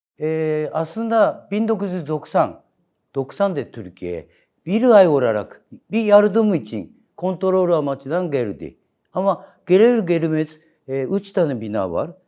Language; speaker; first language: Turkish; non-native, learner; Japanese